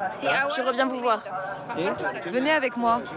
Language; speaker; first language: French; early bilingual, heritage; French